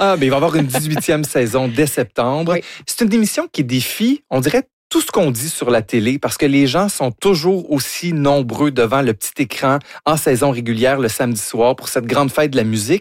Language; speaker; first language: French; native; French